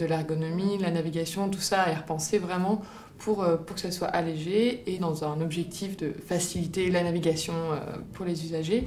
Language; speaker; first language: French; native; French